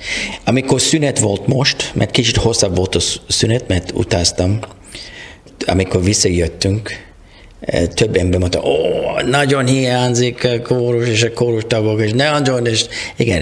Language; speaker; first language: Hungarian; non-native, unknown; English